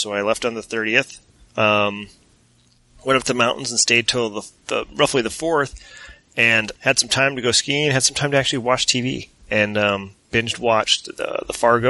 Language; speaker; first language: English; native; English